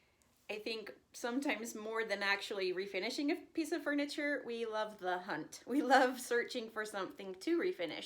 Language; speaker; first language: English; native; English